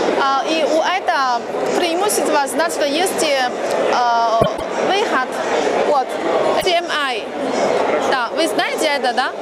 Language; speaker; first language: Russian; non-native, learner; Chinese